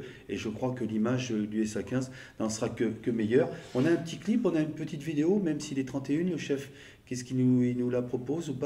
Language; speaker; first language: French; native; French